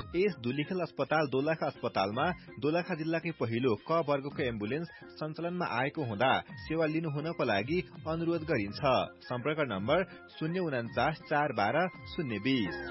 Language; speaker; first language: Nepali; native; Nepali